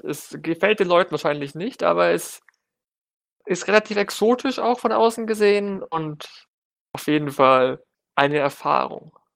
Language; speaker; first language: German; native; German